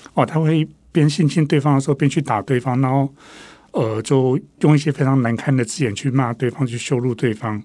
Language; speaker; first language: Chinese; non-native, local second language; Min Nan Chinese